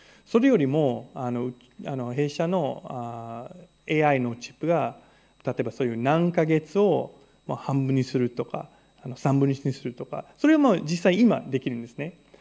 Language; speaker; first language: Japanese; non-native, fluent; English